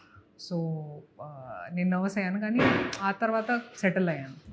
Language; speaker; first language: Telugu; non-native, local second language; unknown